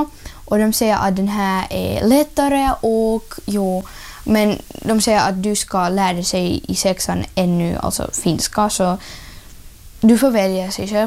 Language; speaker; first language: Swedish; early bilingual, other home language; Russian